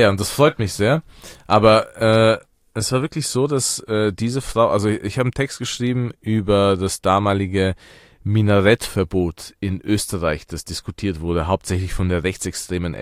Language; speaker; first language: German; early bilingual, other home language; Persian